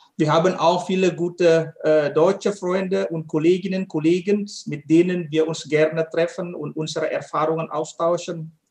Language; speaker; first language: German; non-native, fluent; Indonesian